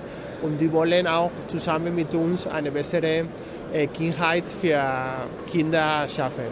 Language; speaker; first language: German; non-native, fluent; Spanish